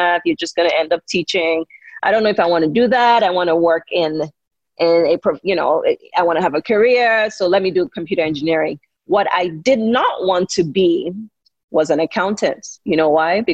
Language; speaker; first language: English; non-native, local second language; Yoruba